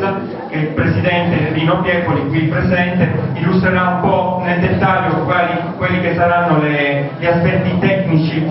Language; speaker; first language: Italian; native; Italian